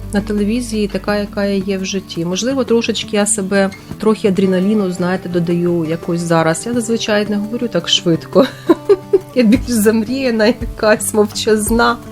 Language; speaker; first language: Ukrainian; non-native, local second language; Russian